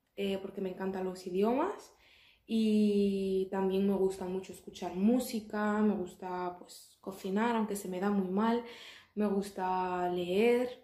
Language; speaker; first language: Spanish; early bilingual, other home language; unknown